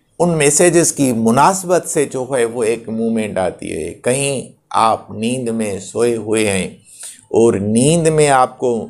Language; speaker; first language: Urdu; non-native, local second language; Sindhi